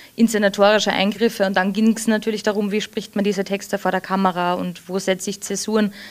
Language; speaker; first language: German; early bilingual, heritage; English